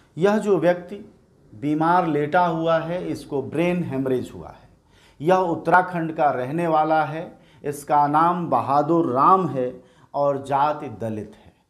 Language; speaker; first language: Hindi; native; Hindi